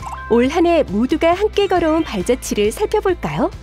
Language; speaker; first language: Korean; native; Korean